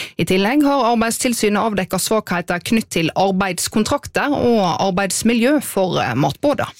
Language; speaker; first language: Norwegian; native; Norwegian